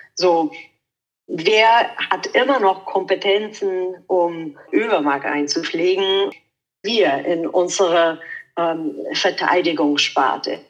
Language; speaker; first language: German; non-native, fluent; Italian